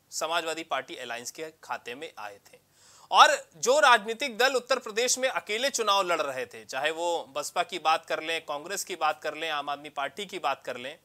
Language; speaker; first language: Hindi; native; Hindi